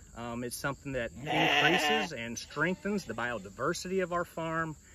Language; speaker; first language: English; native; English